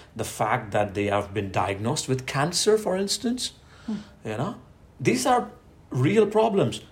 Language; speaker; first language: English; non-native, local second language; Gujarati